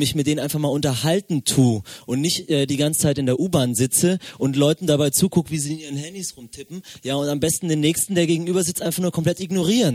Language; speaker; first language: German; native; German